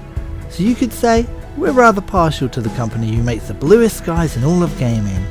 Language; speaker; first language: English; native; English